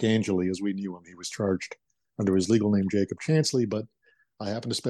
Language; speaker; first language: English; native; English